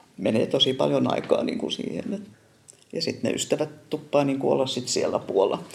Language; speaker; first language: Finnish; native; Finnish